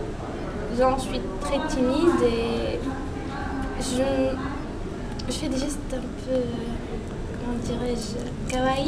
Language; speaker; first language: French; non-native, local second language; Arabic